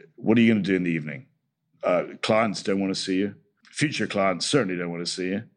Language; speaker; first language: English; native; English